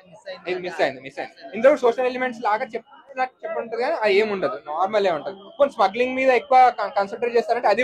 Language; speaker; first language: Telugu; native; Telugu